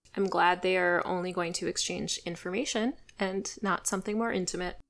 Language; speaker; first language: English; native; English